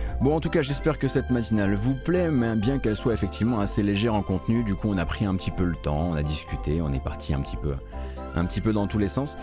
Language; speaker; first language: French; native; French